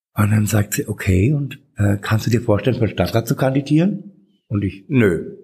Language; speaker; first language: German; native; German